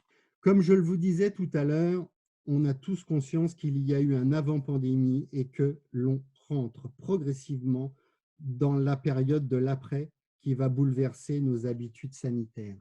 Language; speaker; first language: French; native; French